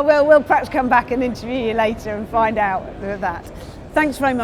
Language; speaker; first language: English; native; English